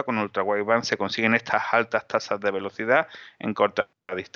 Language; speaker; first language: Spanish; native; Spanish